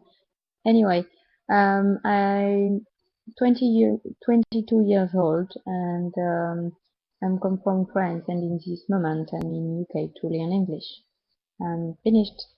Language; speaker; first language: English; non-native, learner; French